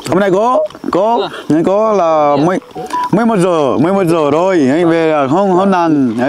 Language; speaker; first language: Vietnamese; non-native, learner; Portuguese